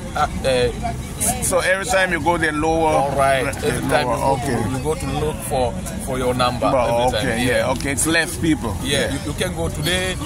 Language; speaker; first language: English; non-native, learner; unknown